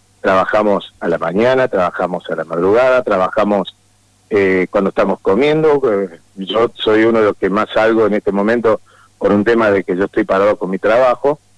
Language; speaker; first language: Spanish; native; Spanish